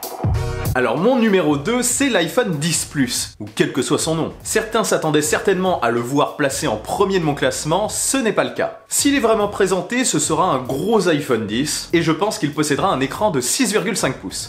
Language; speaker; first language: French; native; French